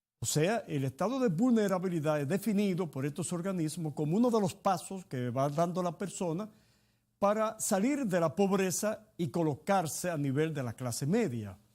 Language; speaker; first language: Spanish; native; Spanish